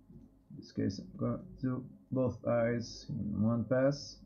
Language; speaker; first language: English; non-native, fluent; Portuguese